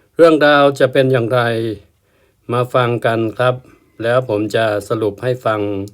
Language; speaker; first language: Thai; native; Thai